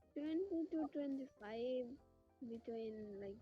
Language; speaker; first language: English; non-native, learner; Bangla